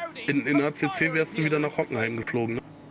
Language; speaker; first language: German; native; German